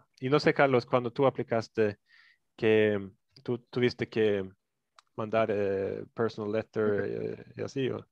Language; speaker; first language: Spanish; non-native, fluent; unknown